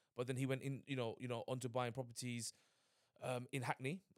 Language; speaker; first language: English; native; English